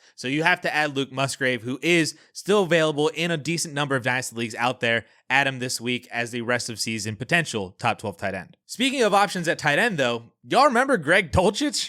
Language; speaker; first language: English; native; English